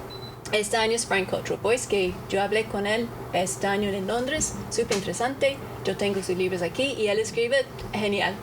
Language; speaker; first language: Spanish; non-native, fluent; English